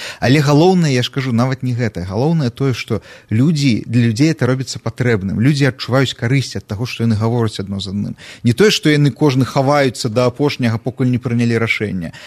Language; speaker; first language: Belarusian; non-native, local second language; Russian